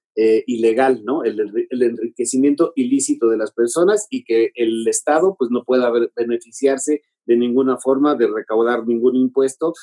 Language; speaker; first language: Spanish; native; Spanish